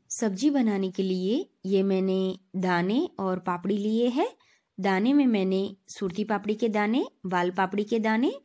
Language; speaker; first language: Hindi; non-native, local second language; Gujarati